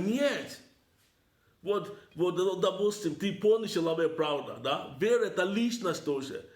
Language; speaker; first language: Russian; non-native, learner; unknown